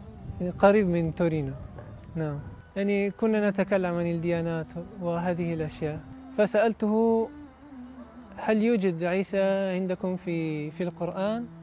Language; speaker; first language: Arabic; non-native, learner; Italian